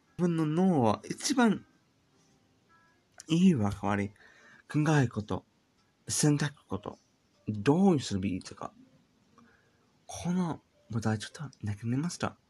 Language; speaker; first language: Japanese; non-native, learner; English